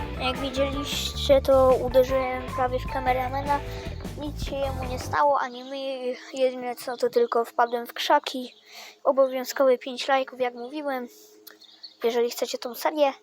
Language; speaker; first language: Polish; native; Polish